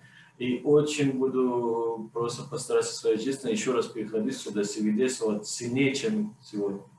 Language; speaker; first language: Russian; non-native, learner; Persian